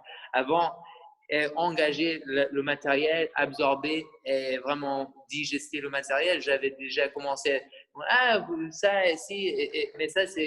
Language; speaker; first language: French; non-native, fluent; English